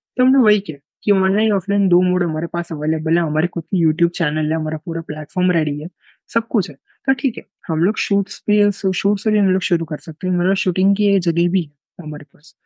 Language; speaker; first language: Hindi; non-native, local second language; Gujarati